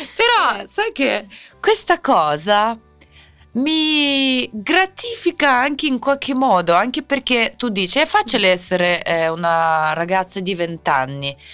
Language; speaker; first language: Italian; non-native, fluent; Russian